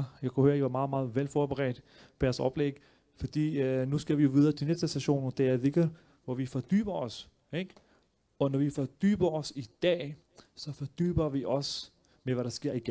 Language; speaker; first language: Danish; early bilingual, other home language; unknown